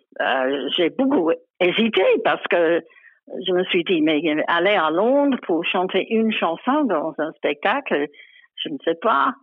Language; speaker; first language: French; non-native, fluent; English